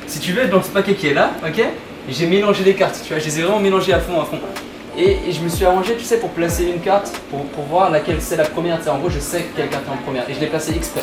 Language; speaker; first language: French; native; French